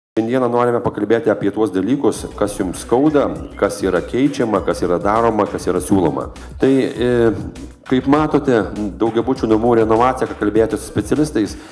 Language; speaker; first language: Lithuanian; native; Lithuanian